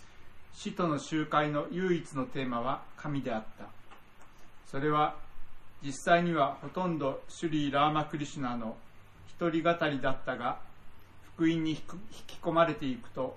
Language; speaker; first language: Japanese; native; Japanese